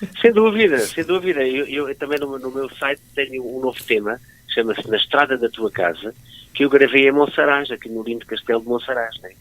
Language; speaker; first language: Portuguese; native; Portuguese